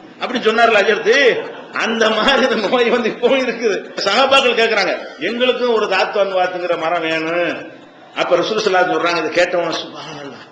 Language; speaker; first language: Tamil; native; Tamil